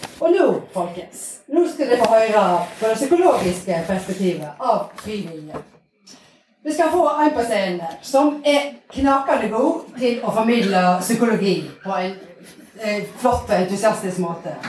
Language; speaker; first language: Norwegian; native; Norwegian